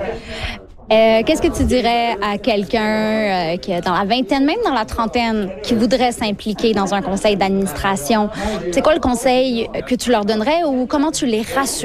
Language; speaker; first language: French; native; French